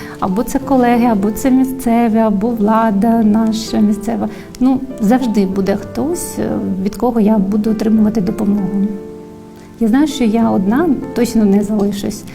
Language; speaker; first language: Ukrainian; non-native, fluent; Georgian